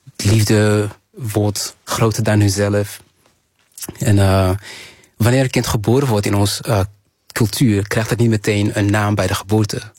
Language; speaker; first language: Dutch; early bilingual, other home language; Kinyarwanda